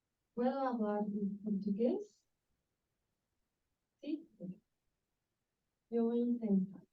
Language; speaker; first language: Spanish; non-native, learner; Portuguese